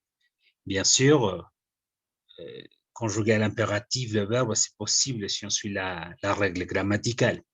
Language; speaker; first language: French; non-native, fluent; Spanish